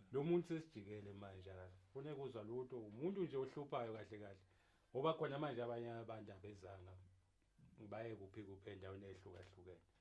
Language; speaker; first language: Zulu; native; Zulu